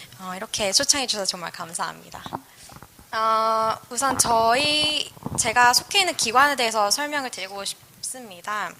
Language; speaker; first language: Korean; native; Korean